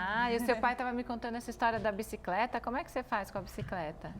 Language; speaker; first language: Portuguese; native; Portuguese